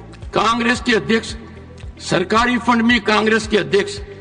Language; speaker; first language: Hindi; native; Hindi